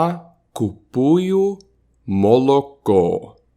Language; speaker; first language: Ukrainian; non-native, fluent; English